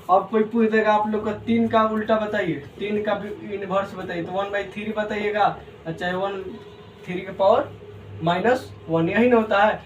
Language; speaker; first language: Hindi; native; Hindi